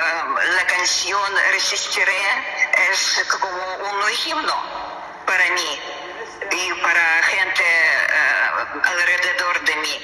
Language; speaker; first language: Spanish; non-native, learner; Russian